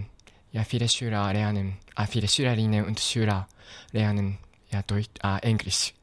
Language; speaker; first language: German; non-native, fluent; Japanese